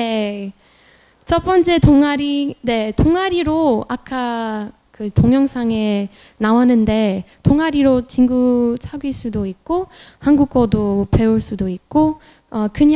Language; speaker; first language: Korean; non-native, fluent; French